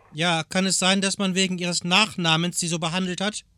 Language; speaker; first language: German; native; German